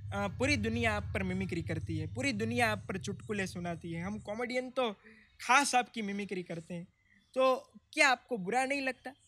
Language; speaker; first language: Hindi; non-native, local second language; Gujarati